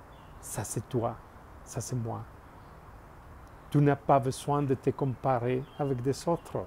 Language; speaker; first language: French; non-native, learner; Spanish